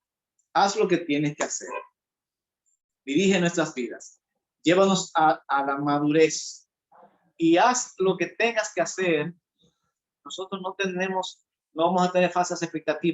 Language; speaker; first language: Spanish; native; Spanish